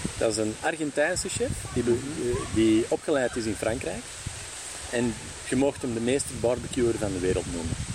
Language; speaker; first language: Dutch; native; Dutch